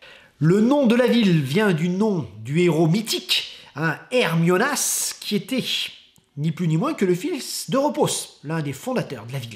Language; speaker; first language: French; native; French